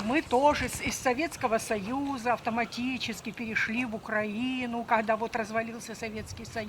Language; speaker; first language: Russian; native; Russian